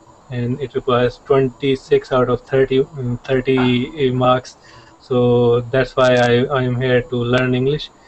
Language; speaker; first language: English; non-native, learner; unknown